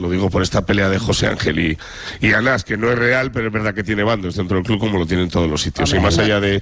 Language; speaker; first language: Spanish; native; Spanish